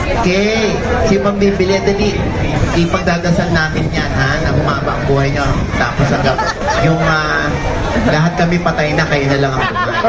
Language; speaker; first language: Filipino; native; Filipino